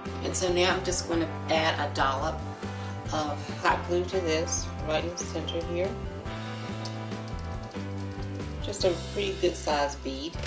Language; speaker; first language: English; native; English